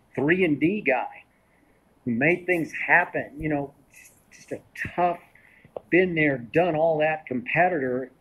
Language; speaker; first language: English; native; English